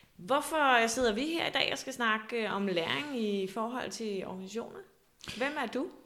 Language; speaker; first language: Danish; native; Danish